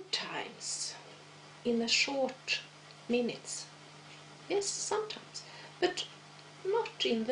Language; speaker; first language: English; non-native, fluent; Swedish